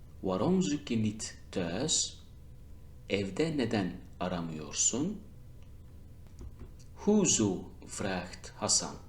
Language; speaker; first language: Dutch; non-native, fluent; Turkish